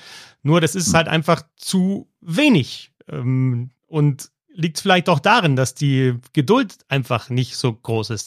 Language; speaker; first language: German; native; German